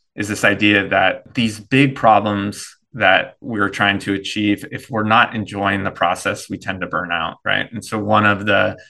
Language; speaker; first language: English; native; English